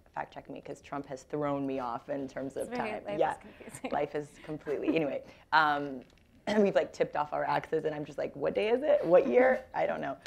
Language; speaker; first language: English; native; English